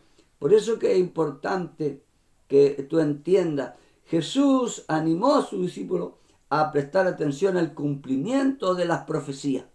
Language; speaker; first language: Spanish; native; Spanish